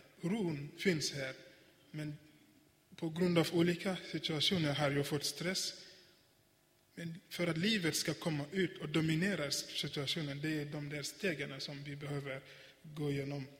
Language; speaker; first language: Swedish; non-native, fluent; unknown